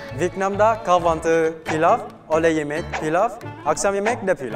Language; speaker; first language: Turkish; non-native, learner; Vietnamese